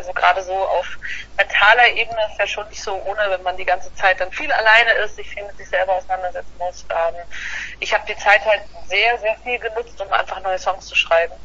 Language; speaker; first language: German; native; German